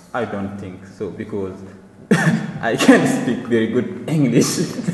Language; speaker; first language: English; non-native, learner; Wolof